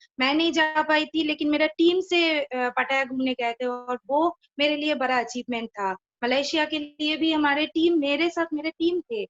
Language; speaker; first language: Hindi; non-native, local second language; Bangla